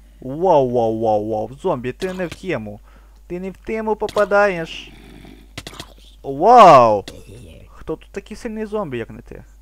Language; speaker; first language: Ukrainian; native; Ukrainian